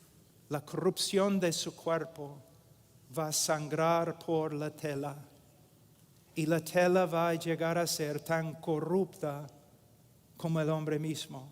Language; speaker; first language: Spanish; non-native, fluent; English